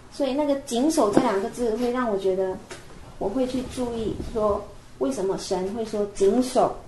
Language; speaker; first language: Chinese; native; Chinese